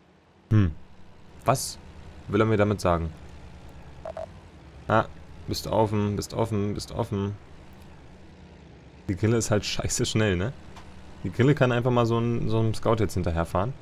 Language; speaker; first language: German; native; German